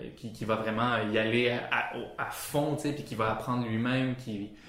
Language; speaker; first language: French; native; French